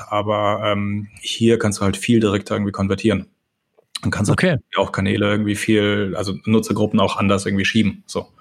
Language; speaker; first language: German; native; German